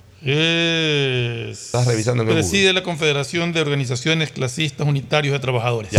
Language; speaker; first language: Spanish; native; Spanish